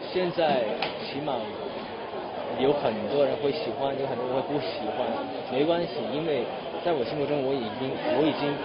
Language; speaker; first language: Chinese; non-native, local second language; Cantonese